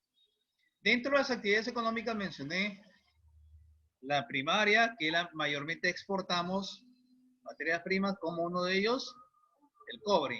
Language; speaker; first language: Spanish; native; Spanish